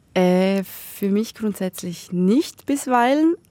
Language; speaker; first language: German; native; German